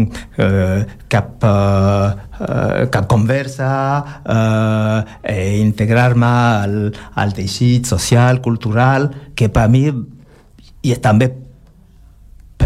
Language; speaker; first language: Catalan; non-native, learner; French